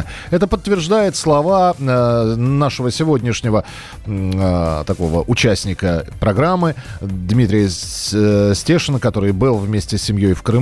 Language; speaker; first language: Russian; native; Russian